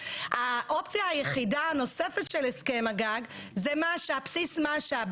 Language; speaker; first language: Hebrew; native; Hebrew